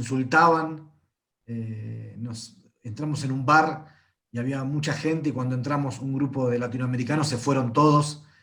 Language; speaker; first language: Spanish; native; Spanish